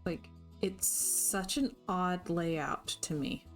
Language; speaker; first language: English; native; English